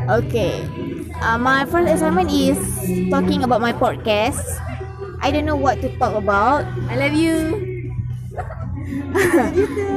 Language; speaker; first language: English; non-native, local second language; Malay